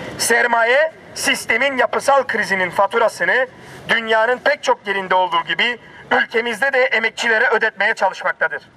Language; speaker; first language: Turkish; native; Turkish